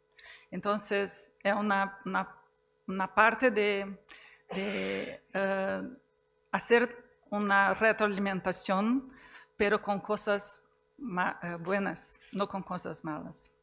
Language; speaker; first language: Spanish; non-native, fluent; Portuguese